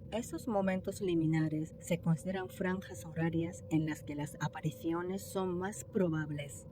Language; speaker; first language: Spanish; non-native, fluent; Japanese